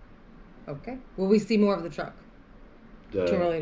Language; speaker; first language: English; native; English